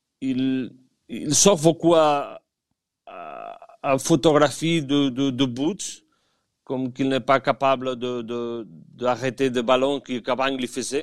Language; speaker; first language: French; non-native, learner; Catalan